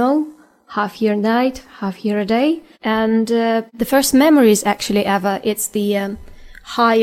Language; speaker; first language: English; non-native, fluent; Ukrainian